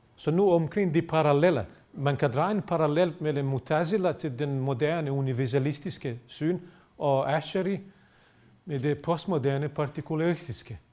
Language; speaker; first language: Danish; non-native, fluent; Bosnian